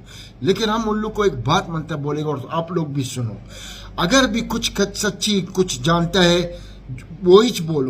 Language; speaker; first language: Hindi; non-native, learner; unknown